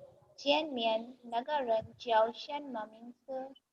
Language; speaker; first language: Chinese; non-native, learner; Urdu